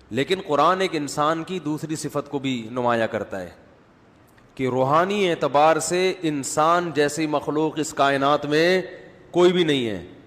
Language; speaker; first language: Urdu; native; Urdu